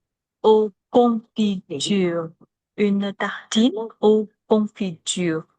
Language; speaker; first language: French; non-native, learner; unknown